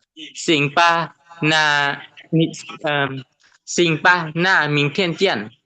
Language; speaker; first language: Chinese; non-native, learner; Lao